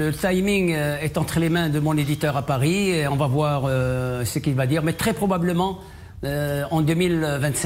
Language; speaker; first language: French; non-native, local second language; Arabic